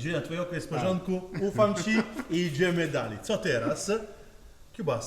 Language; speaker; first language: Polish; non-native, learner; Italian